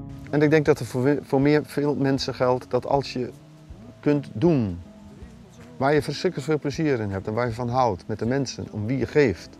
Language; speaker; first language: Dutch; native; Dutch